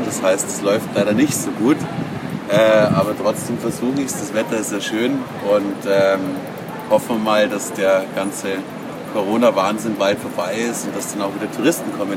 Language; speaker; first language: German; native; German